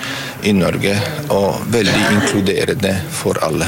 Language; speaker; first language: Norwegian; non-native, fluent; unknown